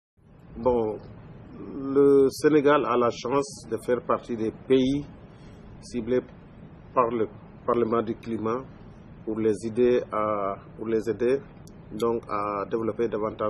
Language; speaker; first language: French; non-native, local second language; Wolof